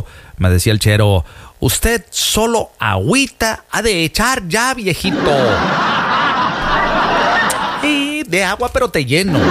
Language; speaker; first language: Spanish; native; Spanish